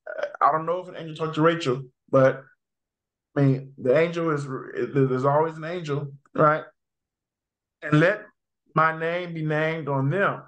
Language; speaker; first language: English; native; English